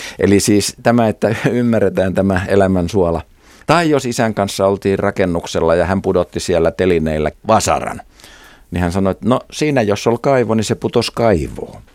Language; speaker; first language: Finnish; native; Finnish